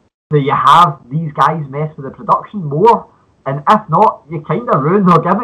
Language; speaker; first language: English; native; English